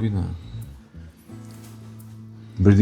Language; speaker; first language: English; non-native, learner; Polish